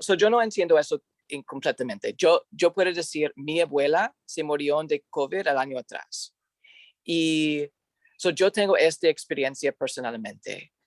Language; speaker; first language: Spanish; non-native, learner; English